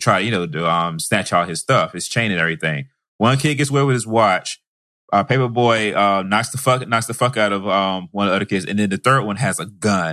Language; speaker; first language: English; native; English